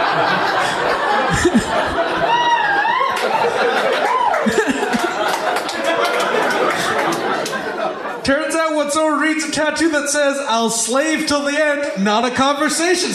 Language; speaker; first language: English; native; English